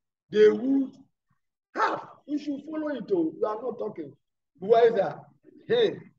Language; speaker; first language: English; non-native, local second language; Akan